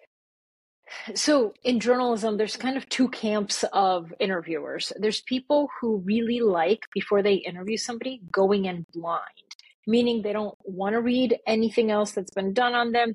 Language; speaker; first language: English; early bilingual, other home language; Bulgarian